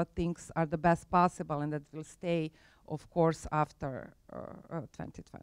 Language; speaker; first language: English; non-native, fluent; Croatian